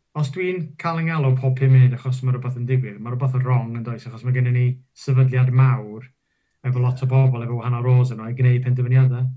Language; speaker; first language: Welsh; non-native, local second language; English